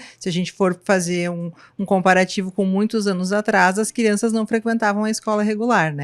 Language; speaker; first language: Portuguese; native; Portuguese